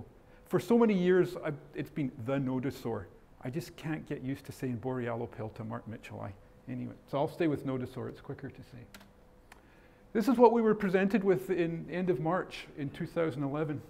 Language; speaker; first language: English; native; English